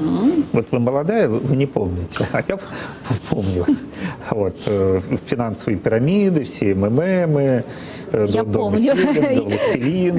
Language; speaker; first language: Russian; native; Russian